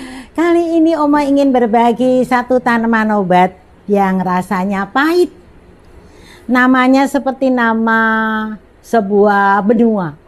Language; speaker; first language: Indonesian; native; Indonesian